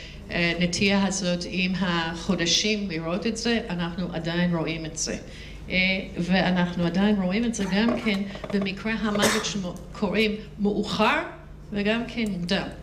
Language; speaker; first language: Hebrew; non-native, fluent; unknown